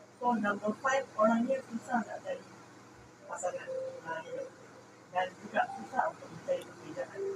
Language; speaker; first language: Malay; non-native, local second language; Chinese